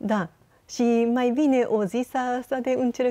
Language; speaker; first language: Romanian; non-native, fluent; Japanese